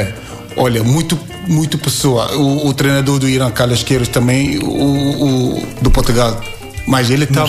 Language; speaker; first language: Portuguese; non-native, learner; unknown